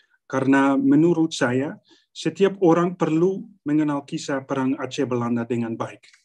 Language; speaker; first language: Indonesian; non-native, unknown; Dutch